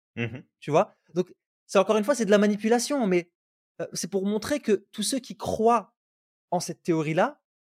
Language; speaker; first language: French; non-native, local second language; Arabic